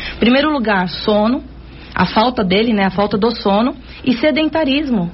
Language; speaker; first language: Portuguese; native; Portuguese